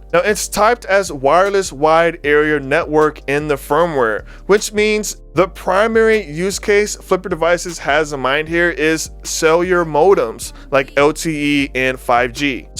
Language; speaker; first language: English; native; English